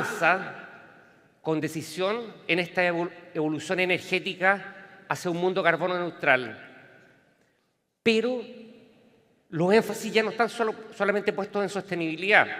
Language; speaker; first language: Spanish; native; Spanish